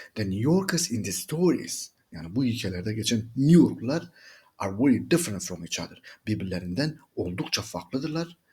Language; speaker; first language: English; non-native, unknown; Turkish